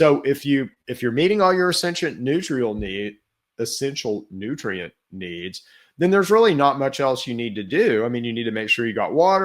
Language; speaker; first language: English; native; English